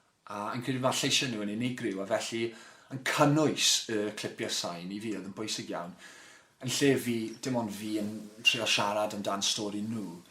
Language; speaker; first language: Welsh; non-native, local second language; English